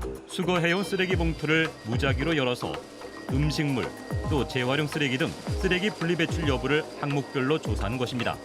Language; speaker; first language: Korean; native; Korean